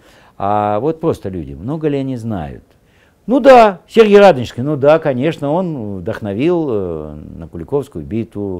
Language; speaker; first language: Russian; native; Russian